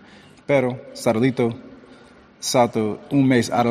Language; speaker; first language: Spanish; early bilingual, heritage; English